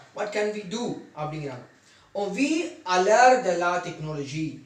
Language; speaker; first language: French; non-native, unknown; Tamil